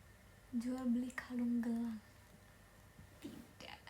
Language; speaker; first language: Indonesian; native; Indonesian